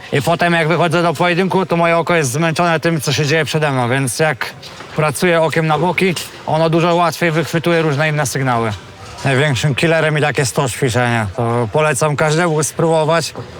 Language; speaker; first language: Polish; native; Polish